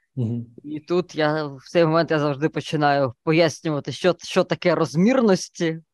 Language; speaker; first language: Ukrainian; native; Ukrainian